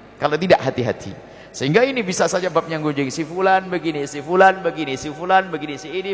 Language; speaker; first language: Indonesian; native; Indonesian